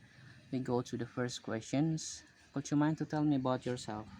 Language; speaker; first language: English; non-native, learner; Indonesian